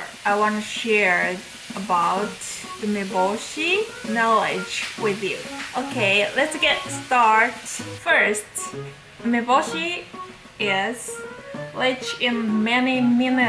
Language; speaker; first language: English; non-native, learner; Japanese